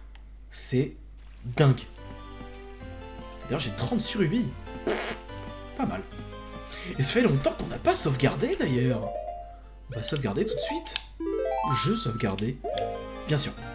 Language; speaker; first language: French; native; French